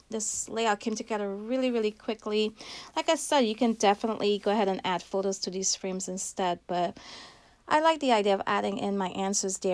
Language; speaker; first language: English; native; English